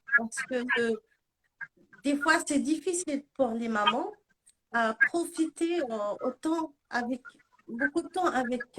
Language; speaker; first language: French; non-native, local second language; Arabic